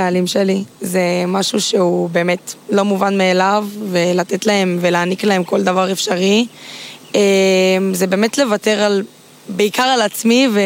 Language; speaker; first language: Hebrew; native; Hebrew